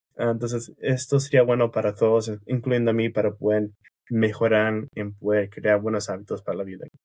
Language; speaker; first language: Spanish; non-native, fluent; English